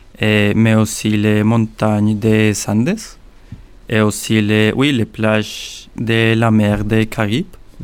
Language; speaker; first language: French; non-native, learner; Spanish